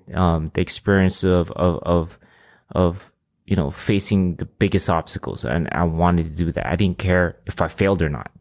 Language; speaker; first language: English; early bilingual, other home language; Filipino